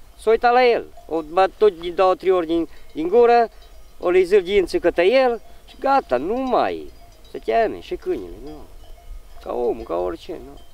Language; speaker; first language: Romanian; native; Romanian